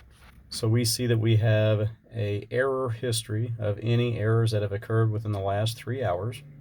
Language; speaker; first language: English; native; English